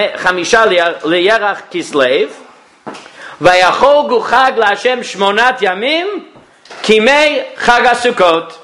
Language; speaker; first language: Hebrew; non-native, fluent; English